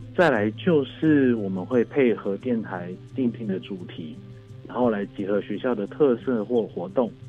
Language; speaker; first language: Chinese; native; Chinese